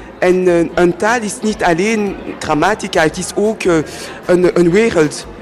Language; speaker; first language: Dutch; non-native, local second language; French